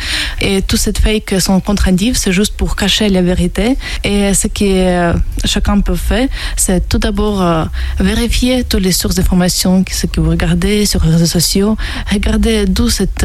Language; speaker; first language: French; non-native, fluent; Ukrainian